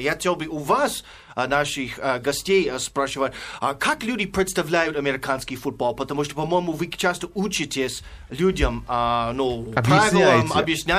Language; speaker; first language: Russian; non-native, fluent; English